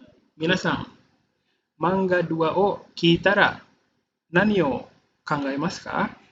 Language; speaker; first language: Japanese; non-native, fluent; Indonesian